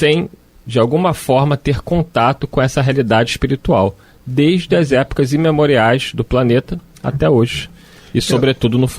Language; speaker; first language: Portuguese; native; Portuguese